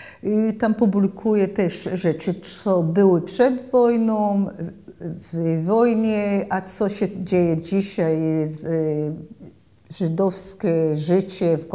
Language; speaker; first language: Polish; early bilingual, heritage; Polish